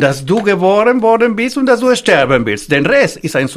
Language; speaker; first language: German; non-native, fluent; Spanish